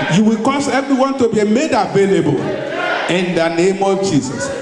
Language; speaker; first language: English; non-native, local second language; Yoruba